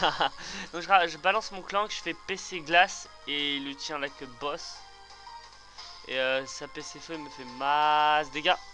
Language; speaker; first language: French; native; French